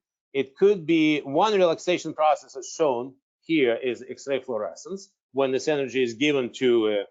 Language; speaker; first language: English; non-native, fluent; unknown